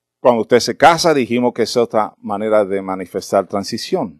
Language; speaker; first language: Spanish; native; Spanish